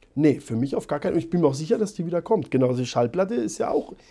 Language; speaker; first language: German; native; German